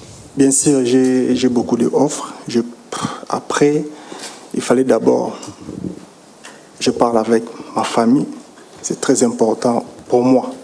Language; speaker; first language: French; non-native, local second language; Lingala